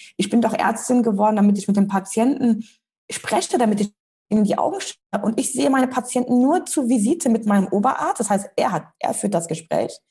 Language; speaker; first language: German; early bilingual, other home language; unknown